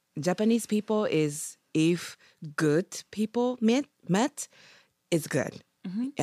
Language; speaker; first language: English; non-native, learner; Japanese